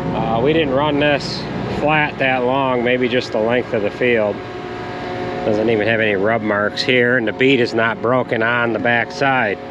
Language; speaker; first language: English; native; English